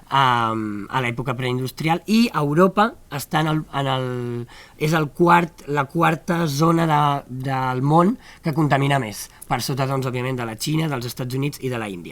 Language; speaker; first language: Catalan; native; Catalan